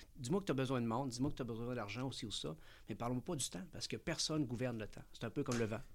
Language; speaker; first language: French; early bilingual, other home language; Spanish